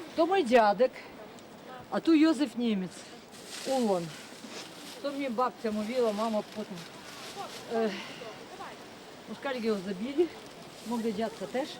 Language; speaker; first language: Ukrainian; non-native, local second language; Polish